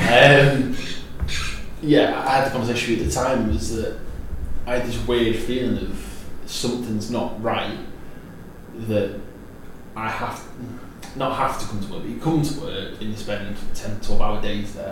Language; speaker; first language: English; native; English